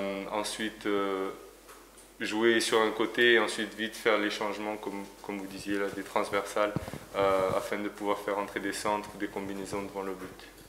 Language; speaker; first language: French; native; French